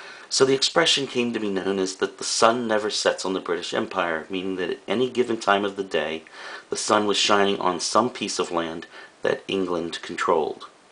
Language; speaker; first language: English; native; English